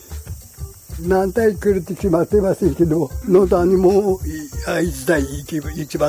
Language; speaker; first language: Japanese; native; Japanese